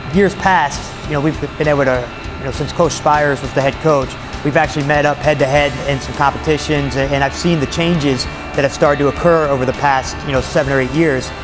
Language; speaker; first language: English; native; English